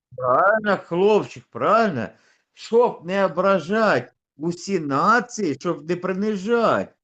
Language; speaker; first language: Russian; native; Russian